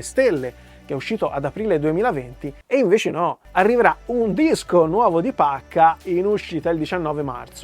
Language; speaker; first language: Italian; native; Italian